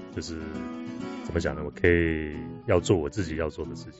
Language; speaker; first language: Chinese; early bilingual, heritage; Chinese